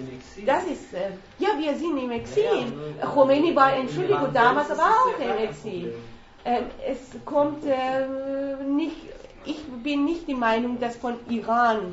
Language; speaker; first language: German; non-native, learner; Persian